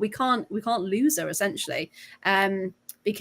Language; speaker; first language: English; native; English